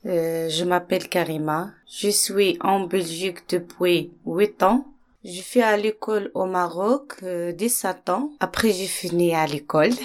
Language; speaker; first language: French; non-native, learner; Arabic